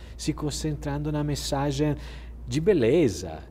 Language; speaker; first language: Portuguese; non-native, fluent; Italian